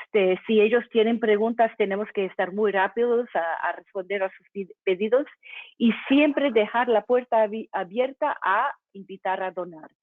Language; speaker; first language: Spanish; non-native, fluent; English